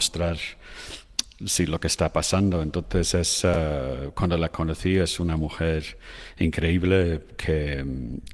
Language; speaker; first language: Spanish; non-native, fluent; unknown